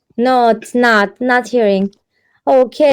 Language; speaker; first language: English; non-native, learner; Turkish